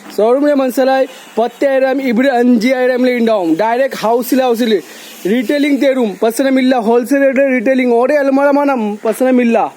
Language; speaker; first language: Malayalam; non-native, learner; Bangla